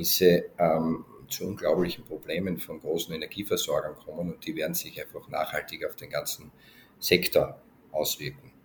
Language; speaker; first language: German; native; German